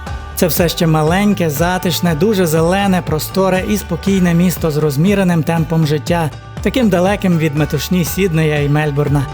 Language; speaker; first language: Ukrainian; native; Ukrainian